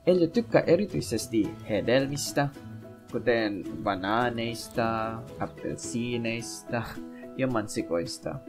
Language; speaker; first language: Finnish; non-native, learner; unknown